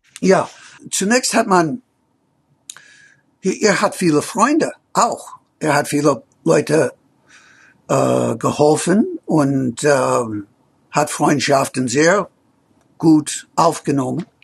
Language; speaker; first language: German; non-native, fluent; English